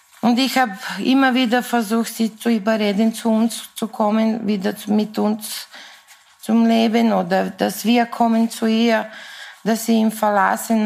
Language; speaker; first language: German; non-native, fluent; Serbian